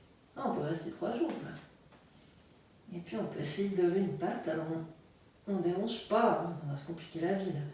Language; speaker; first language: French; native; French